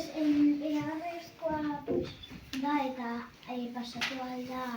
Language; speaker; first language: Basque; non-native, local second language; Spanish